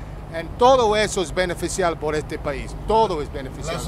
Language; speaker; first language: Spanish; early bilingual, heritage; Spanish